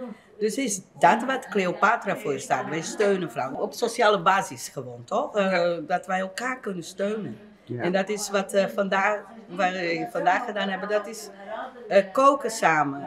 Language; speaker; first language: Dutch; non-native, learner; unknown